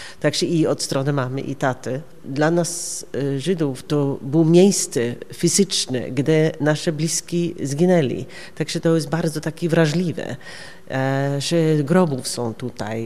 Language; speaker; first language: Polish; non-native, learner; Norwegian